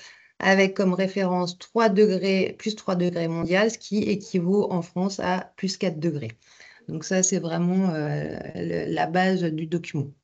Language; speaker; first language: French; native; French